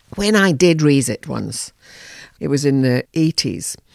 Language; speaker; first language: English; native; English